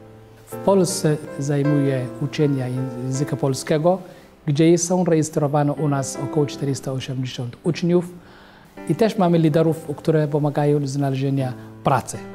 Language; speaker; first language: Polish; non-native, learner; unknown